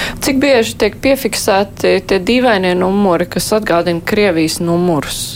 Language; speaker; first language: Latvian; native; Latvian